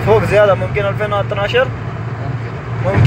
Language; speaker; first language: Arabic; non-native, learner; Urdu